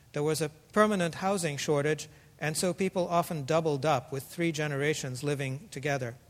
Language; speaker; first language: English; early bilingual, other home language; Russian